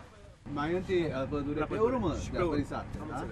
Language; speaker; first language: Romanian; non-native, learner; Korean